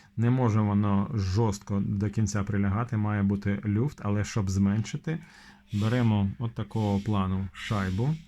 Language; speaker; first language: Ukrainian; non-native, local second language; Russian